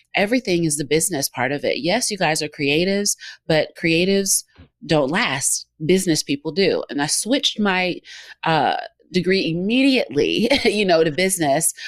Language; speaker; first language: English; native; English